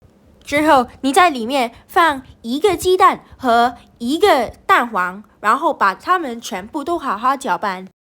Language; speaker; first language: Chinese; non-native, learner; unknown